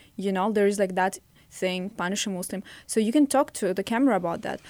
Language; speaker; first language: English; non-native, fluent; Russian